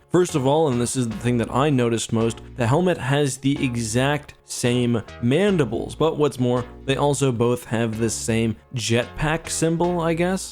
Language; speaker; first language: English; native; English